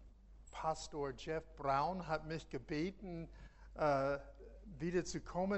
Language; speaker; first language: German; non-native, fluent; English